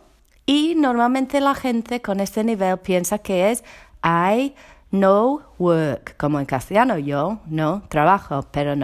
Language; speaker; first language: Spanish; non-native, fluent; English